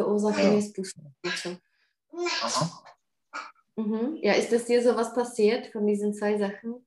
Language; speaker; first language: German; non-native, fluent; Czech